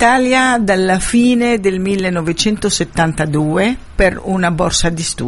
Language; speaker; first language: Italian; non-native, fluent; Arabic